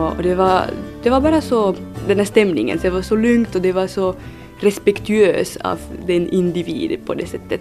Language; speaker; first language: Swedish; non-native, fluent; French